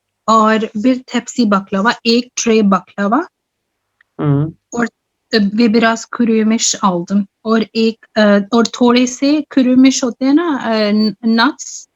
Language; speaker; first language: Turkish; non-native, learner; Urdu